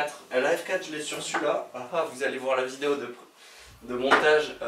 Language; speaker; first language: French; native; French